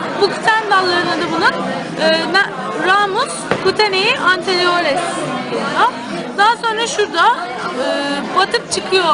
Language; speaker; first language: Turkish; native; Turkish